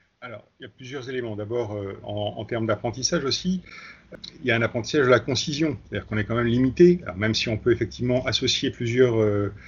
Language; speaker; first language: French; native; French